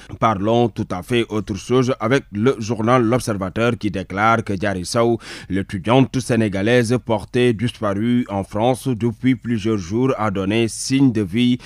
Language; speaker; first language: French; non-native, local second language; Wolof